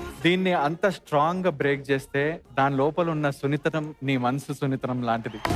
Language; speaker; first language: Telugu; native; Telugu